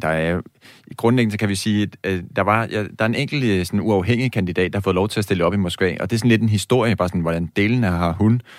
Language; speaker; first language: Danish; native; Danish